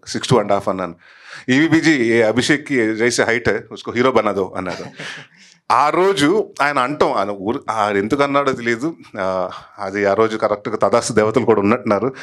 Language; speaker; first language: Telugu; native; Telugu